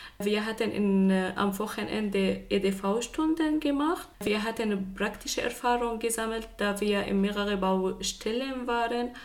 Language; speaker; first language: German; non-native, fluent; Arabic